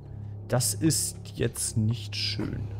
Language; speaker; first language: German; native; German